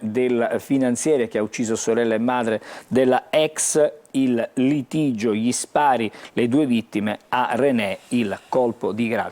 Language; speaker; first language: Italian; native; Italian